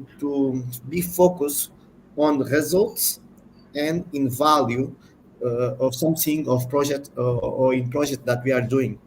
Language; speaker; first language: English; non-native, learner; Portuguese